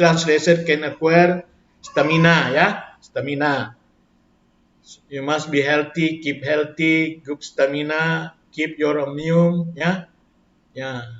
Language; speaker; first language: English; non-native, fluent; Indonesian